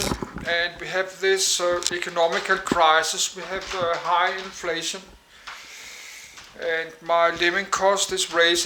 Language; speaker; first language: English; non-native, learner; Danish